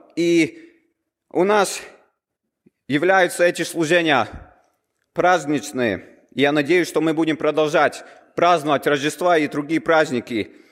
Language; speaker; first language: Russian; early bilingual, heritage; Russian